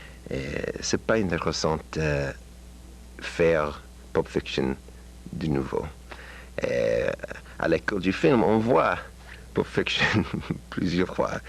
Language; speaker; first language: French; non-native, learner; English